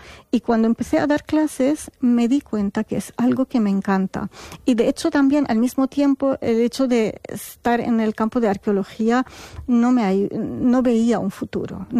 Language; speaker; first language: Spanish; non-native, fluent; Arabic